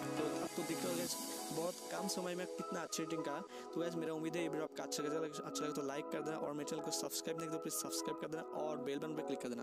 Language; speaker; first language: Hindi; non-native, local second language; Bangla